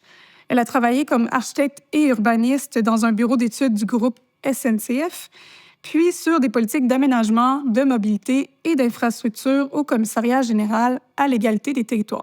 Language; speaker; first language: French; native; French